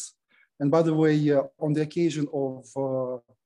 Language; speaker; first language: English; non-native, fluent; Russian